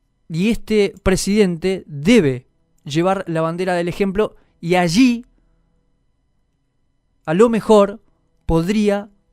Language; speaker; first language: Spanish; native; Spanish